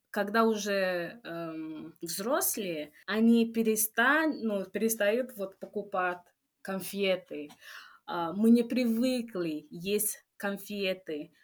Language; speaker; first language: Russian; non-native, fluent; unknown